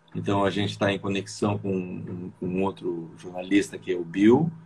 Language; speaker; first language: Portuguese; native; Portuguese